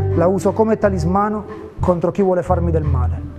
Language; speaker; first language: Italian; native; Italian